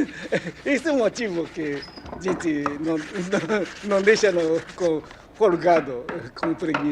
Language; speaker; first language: Portuguese; non-native, fluent; Japanese